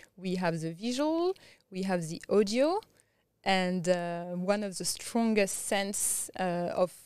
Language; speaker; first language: English; non-native, fluent; French